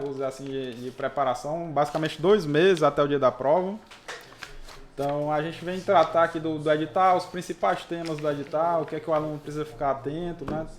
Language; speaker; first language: Portuguese; native; Portuguese